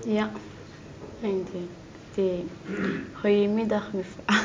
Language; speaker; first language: Dutch; non-native, learner; Arabic